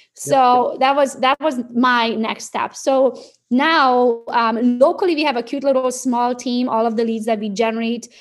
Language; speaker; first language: English; non-native, fluent; Romanian